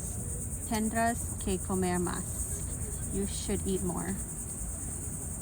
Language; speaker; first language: Spanish; non-native, learner; Lao